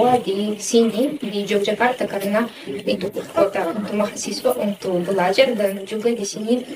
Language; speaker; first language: Indonesian; non-native, fluent; Russian